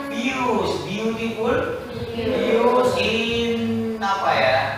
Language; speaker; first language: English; non-native, learner; Indonesian